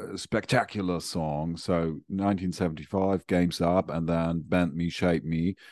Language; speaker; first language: English; non-native, fluent; German